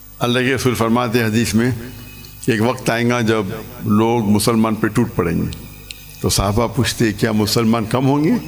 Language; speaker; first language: Urdu; non-native, local second language; English